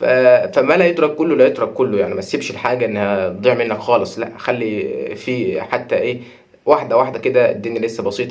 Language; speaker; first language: Arabic; native; Arabic